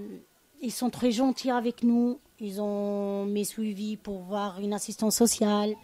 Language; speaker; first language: French; non-native, learner; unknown